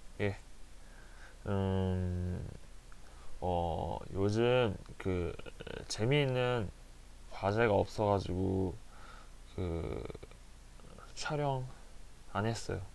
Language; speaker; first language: Korean; non-native, learner; Japanese